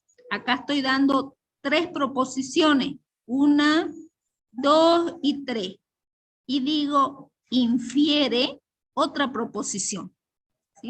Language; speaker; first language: Spanish; native; Spanish